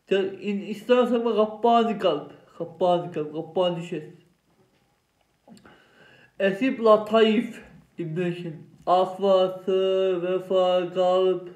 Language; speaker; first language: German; non-native, learner; Turkish